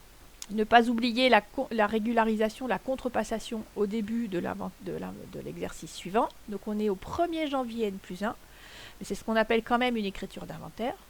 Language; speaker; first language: French; native; French